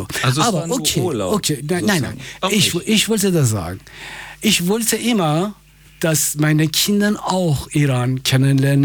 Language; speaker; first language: German; non-native, fluent; Persian